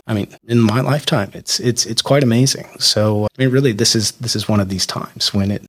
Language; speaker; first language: English; native; English